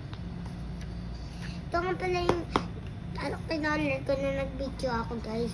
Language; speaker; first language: Filipino; native; Filipino